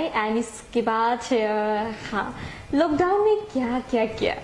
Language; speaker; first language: Hindi; non-native, local second language; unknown